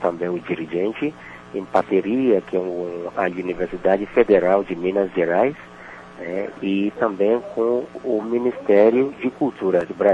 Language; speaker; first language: Portuguese; non-native, fluent; Yoruba